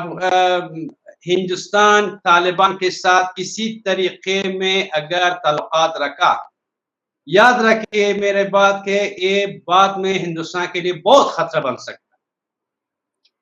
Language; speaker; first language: Hindi; non-native, fluent; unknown